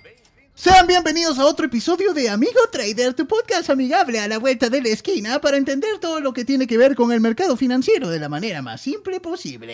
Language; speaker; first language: Spanish; native; Spanish